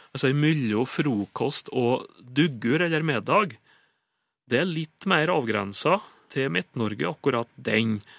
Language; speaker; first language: Norwegian; native; Norwegian